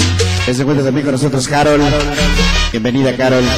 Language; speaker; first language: Spanish; native; Spanish